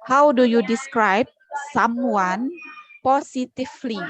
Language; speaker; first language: English; non-native, learner; Indonesian